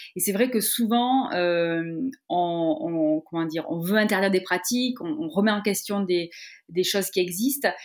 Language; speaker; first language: French; native; French